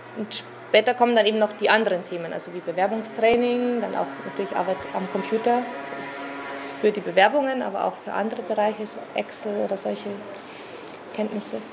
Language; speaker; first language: German; native; German